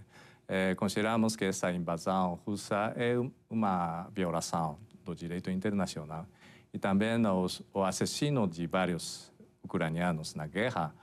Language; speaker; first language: Portuguese; non-native, fluent; Japanese